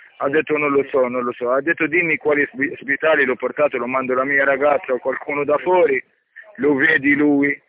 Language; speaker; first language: Italian; non-native, learner; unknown